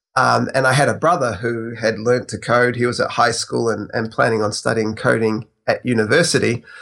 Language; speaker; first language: English; native; English